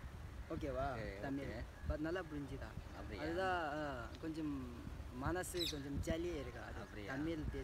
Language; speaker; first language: Tamil; non-native, learner; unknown